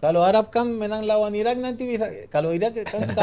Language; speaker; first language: Indonesian; non-native, fluent; Spanish